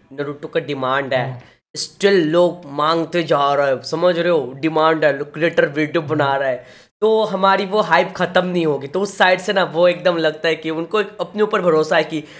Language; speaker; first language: Hindi; native; Hindi